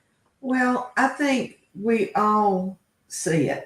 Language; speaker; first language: English; native; English